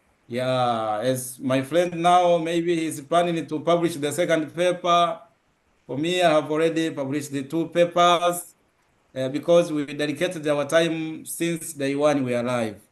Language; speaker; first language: English; non-native, local second language; Swahili